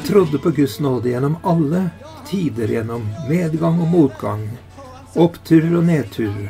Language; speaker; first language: Norwegian; native; Norwegian